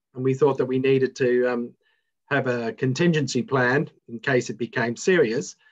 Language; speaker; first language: English; native; English